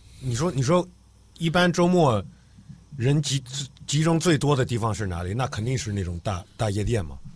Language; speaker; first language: Chinese; non-native, fluent; English